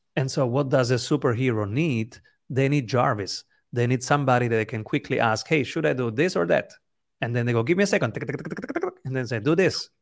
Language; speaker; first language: English; non-native, fluent; Italian